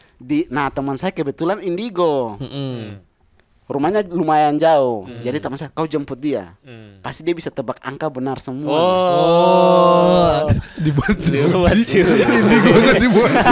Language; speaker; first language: Indonesian; native; Indonesian